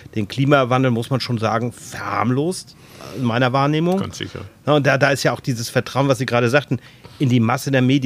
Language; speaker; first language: German; native; German